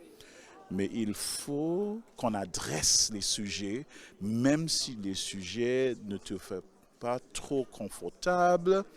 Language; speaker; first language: French; non-native, local second language; English